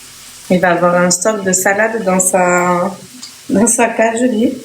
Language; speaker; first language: French; native; French